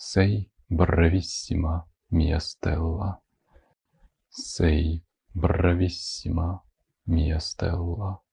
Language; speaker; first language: Italian; non-native, fluent; Ukrainian